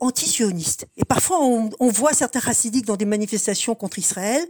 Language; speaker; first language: French; native; French